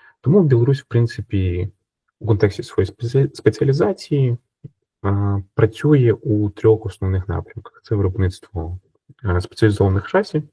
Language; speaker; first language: Ukrainian; native; Ukrainian